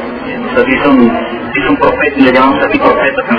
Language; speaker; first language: Spanish; native; Spanish